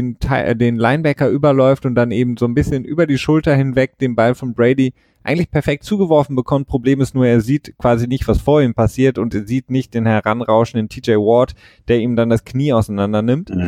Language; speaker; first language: German; native; German